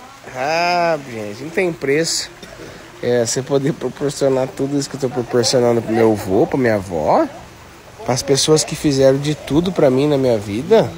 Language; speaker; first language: Portuguese; native; Portuguese